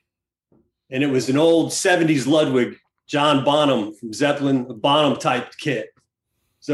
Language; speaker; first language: English; native; English